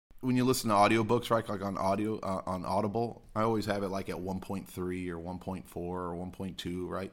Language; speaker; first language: English; native; English